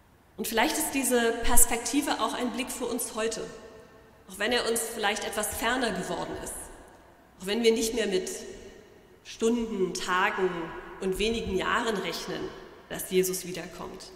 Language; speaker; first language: German; native; German